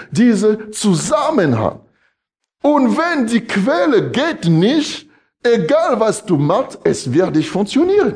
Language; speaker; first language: German; non-native, fluent; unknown